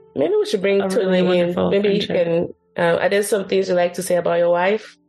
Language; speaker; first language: English; non-native, local second language; Yoruba